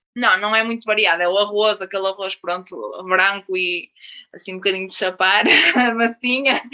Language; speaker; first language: Portuguese; native; Portuguese